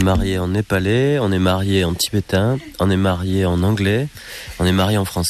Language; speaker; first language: French; native; French